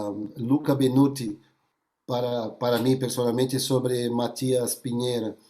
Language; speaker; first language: Portuguese; non-native, fluent; Spanish